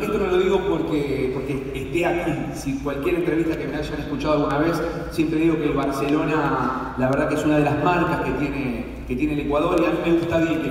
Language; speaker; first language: Spanish; native; Spanish